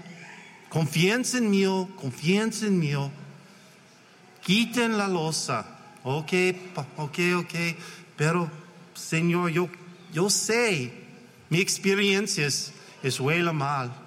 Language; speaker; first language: Spanish; non-native, learner; English